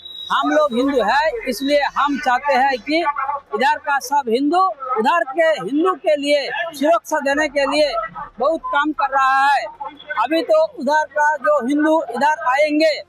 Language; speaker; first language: Hindi; non-native, local second language; Bangla